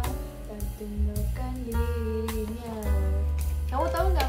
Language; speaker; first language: Indonesian; early bilingual, other home language; Russian